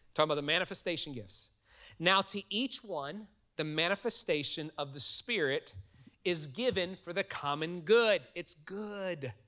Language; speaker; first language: English; native; English